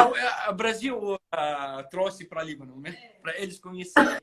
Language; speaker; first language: Portuguese; non-native, learner; Arabic